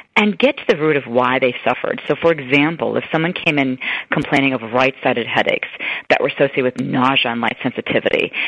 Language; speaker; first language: English; native; English